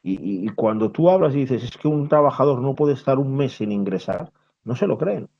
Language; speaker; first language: Spanish; non-native, local second language; Catalan